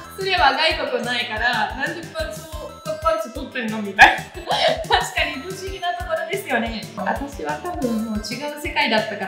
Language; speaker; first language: Japanese; non-native, fluent; Italian